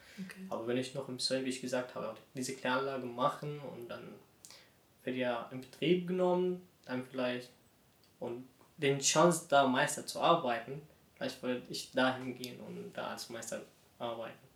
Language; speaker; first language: German; non-native, learner; Arabic